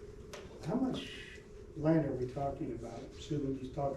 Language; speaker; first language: English; native; English